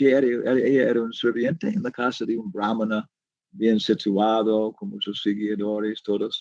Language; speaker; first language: Spanish; non-native, learner; English